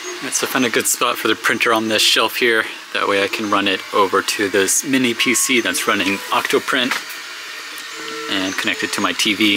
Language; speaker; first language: English; native; English